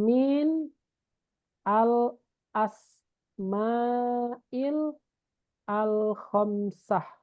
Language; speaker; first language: Arabic; non-native, fluent; Indonesian